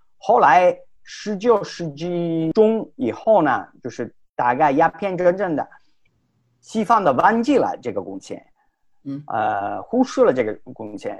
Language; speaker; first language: Chinese; non-native, fluent; Italian